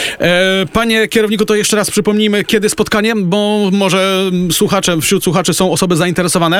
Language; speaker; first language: Polish; native; Polish